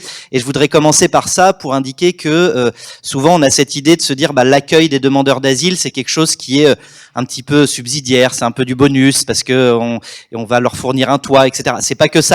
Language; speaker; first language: French; native; French